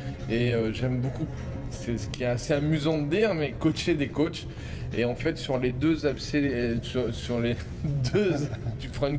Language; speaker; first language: French; native; French